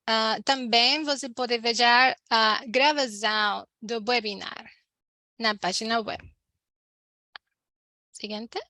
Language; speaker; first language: Portuguese; non-native, learner; Spanish